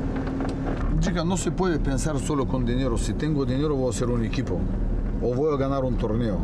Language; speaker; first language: Spanish; non-native, fluent; Bulgarian